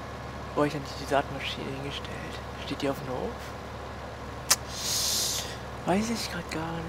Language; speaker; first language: German; native; German